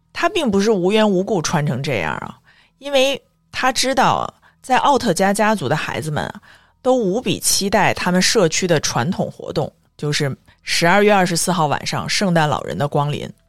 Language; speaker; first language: Chinese; native; Chinese